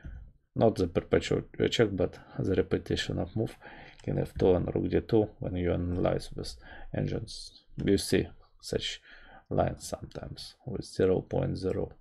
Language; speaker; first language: English; non-native, fluent; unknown